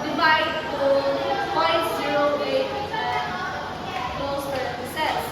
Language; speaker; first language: English; non-native, local second language; Cebuano